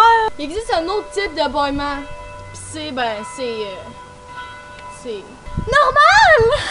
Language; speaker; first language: French; native; French